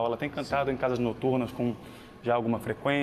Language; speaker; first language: Portuguese; native; Portuguese